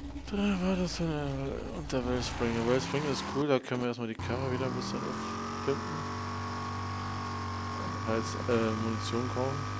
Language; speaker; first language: German; native; German